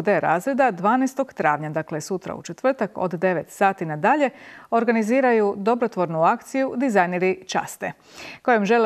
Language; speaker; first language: Croatian; native; Croatian